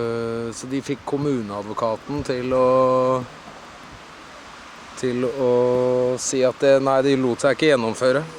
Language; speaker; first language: Norwegian; native; Norwegian